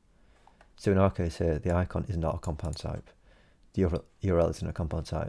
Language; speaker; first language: English; native; English